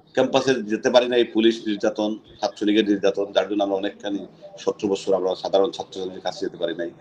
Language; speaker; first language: Bangla; native; Bangla